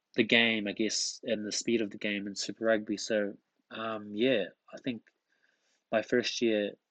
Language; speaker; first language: English; early bilingual, other home language; Tongan